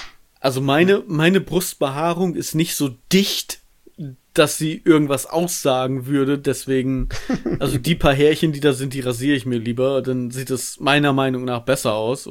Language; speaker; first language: German; native; German